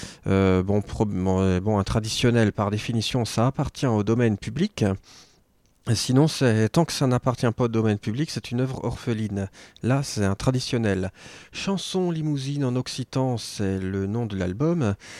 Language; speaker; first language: French; native; French